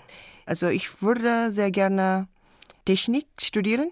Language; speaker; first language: German; non-native, learner; Indonesian